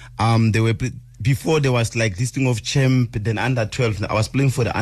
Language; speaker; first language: English; non-native, local second language; Tswana